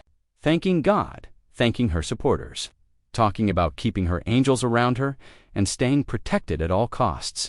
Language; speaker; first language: English; native; English